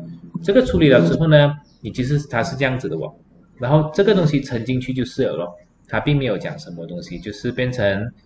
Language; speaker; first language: Chinese; native; Chinese